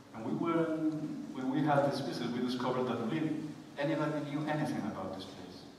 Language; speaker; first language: English; non-native, fluent; Spanish